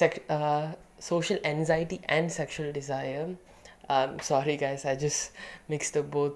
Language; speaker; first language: English; non-native, local second language; Tamil